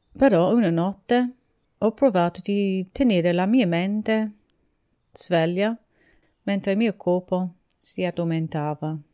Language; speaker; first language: Italian; non-native, fluent; English